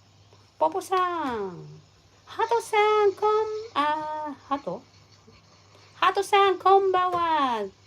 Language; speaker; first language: Japanese; non-native, learner; Filipino